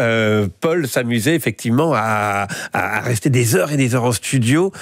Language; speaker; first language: French; native; French